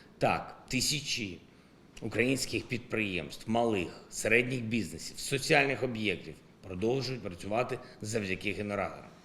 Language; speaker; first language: Ukrainian; non-native, local second language; Russian